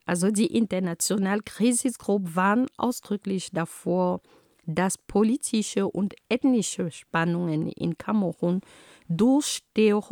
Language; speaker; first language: German; non-native, fluent; Ghomala